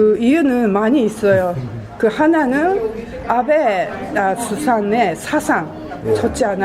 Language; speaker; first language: Korean; non-native, fluent; Japanese